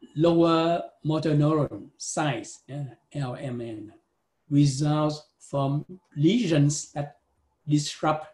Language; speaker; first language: English; non-native, fluent; Vietnamese